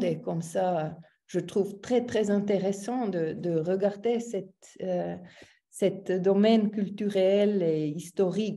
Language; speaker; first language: French; non-native, local second language; German